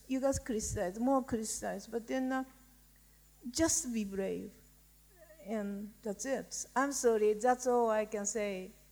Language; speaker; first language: English; non-native, fluent; Japanese